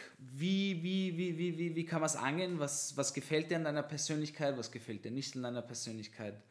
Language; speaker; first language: German; native; German